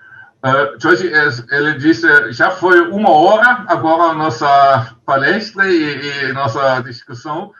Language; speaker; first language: Portuguese; non-native, learner; German